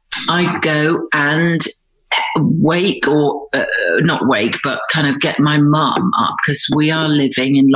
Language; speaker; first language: English; native; English